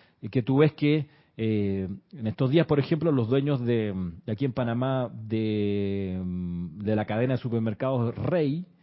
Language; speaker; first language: Spanish; native; Spanish